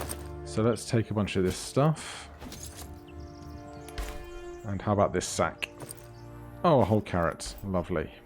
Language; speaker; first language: English; native; English